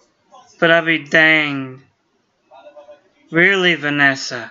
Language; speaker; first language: English; native; English